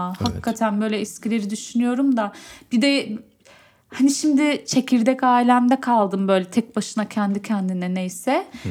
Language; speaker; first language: Turkish; early bilingual, other home language; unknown